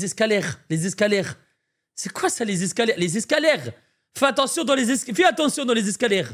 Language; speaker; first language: French; native; French